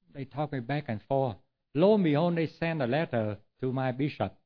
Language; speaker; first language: English; non-native, fluent; Vietnamese